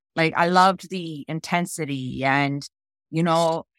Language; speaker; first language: English; native; English